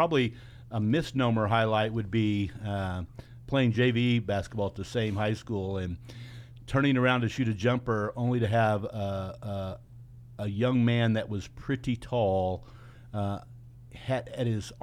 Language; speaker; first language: English; native; English